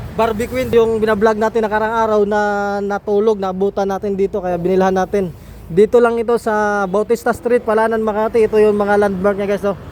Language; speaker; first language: Filipino; native; Filipino